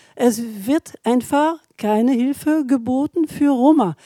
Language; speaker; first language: German; non-native, fluent; French